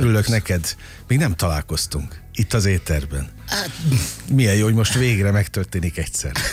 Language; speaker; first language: Hungarian; native; Hungarian